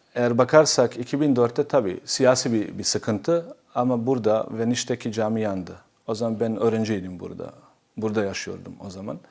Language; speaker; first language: Turkish; non-native, fluent; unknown